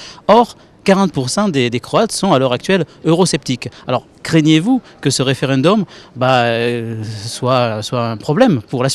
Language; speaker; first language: French; native; French